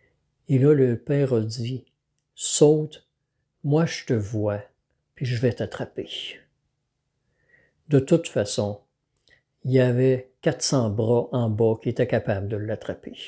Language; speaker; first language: French; native; French